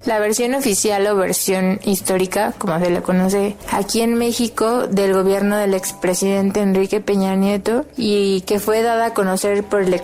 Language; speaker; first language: Spanish; native; Spanish